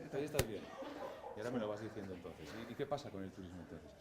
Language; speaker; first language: Spanish; native; Spanish